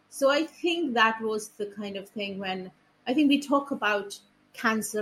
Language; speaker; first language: English; non-native, local second language; Punjabi